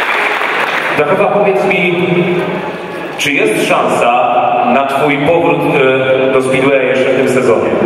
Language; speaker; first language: Polish; native; Polish